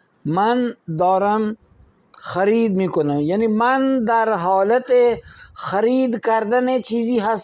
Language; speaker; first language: Persian; non-native, fluent; Urdu